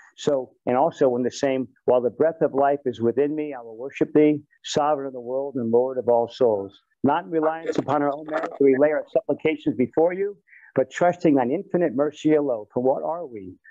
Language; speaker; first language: English; native; English